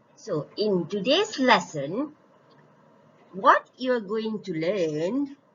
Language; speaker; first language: English; non-native, local second language; Malay